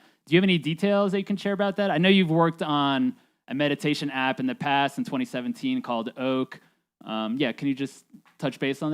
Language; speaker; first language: English; native; English